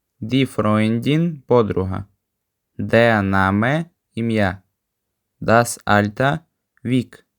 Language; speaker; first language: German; non-native, fluent; Ukrainian